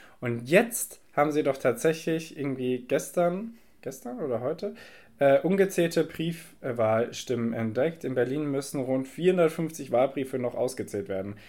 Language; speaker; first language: German; native; German